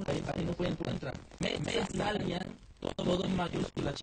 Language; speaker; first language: Spanish; native; Spanish